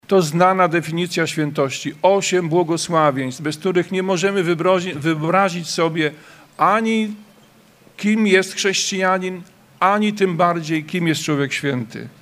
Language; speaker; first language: Polish; native; Polish